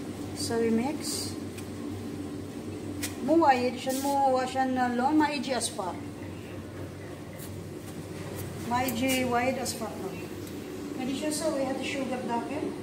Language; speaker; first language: Arabic; non-native, learner; Filipino